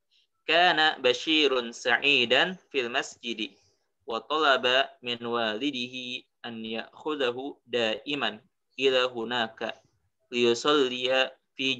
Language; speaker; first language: Arabic; non-native, fluent; Indonesian